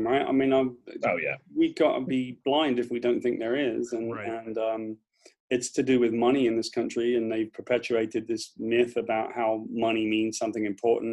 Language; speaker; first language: English; native; English